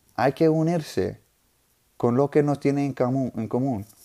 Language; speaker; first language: Spanish; non-native, fluent; English